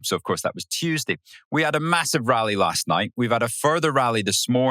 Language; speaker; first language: English; native; English